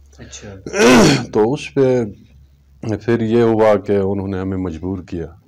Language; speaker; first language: Urdu; non-native, local second language; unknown